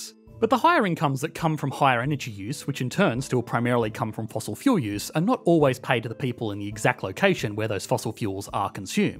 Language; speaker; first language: English; native; English